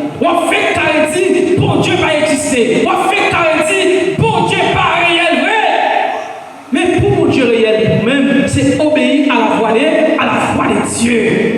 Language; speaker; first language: French; non-native, local second language; Haitian Creole